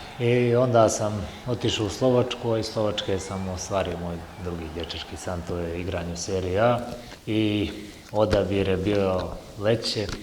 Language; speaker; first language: Serbian; native; Serbian